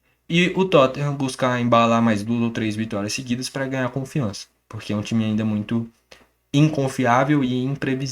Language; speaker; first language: Portuguese; native; Portuguese